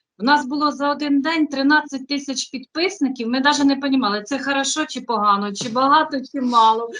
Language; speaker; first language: Ukrainian; native; Ukrainian